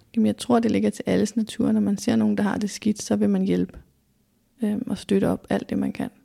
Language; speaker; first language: Danish; native; Danish